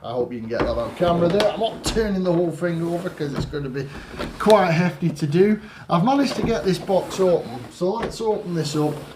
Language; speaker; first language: English; native; English